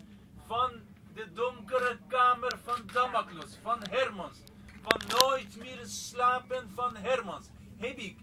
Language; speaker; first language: Dutch; non-native, fluent; Persian